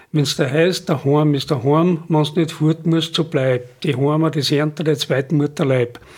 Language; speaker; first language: German; native; German